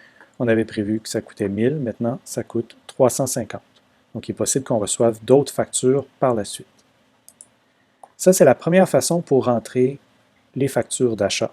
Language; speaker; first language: French; native; French